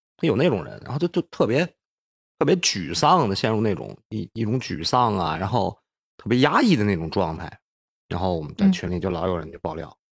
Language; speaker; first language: Chinese; native; Chinese